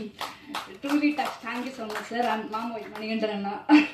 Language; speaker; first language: Tamil; non-native, fluent; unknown